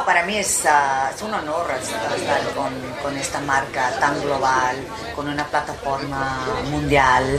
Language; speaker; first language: Spanish; early bilingual, heritage; Spanish